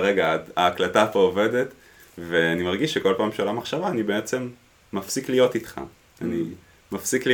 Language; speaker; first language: Hebrew; native; Hebrew